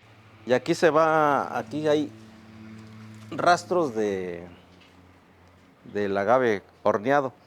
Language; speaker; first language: Spanish; native; Spanish